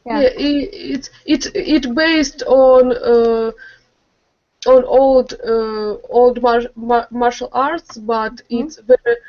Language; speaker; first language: English; non-native, learner; Russian